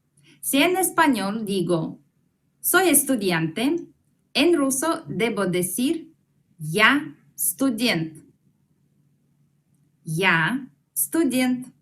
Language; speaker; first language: Spanish; non-native, fluent; Russian